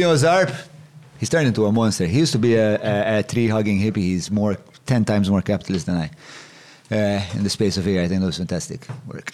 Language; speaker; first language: English; non-native, local second language; Maltese